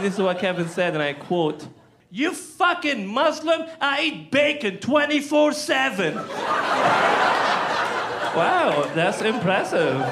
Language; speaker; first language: English; non-native, fluent; Arabic